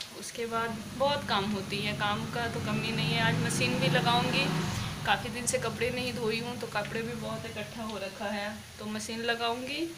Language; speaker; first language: Hindi; native; Hindi